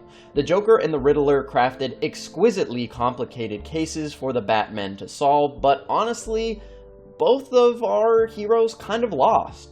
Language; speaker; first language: English; native; English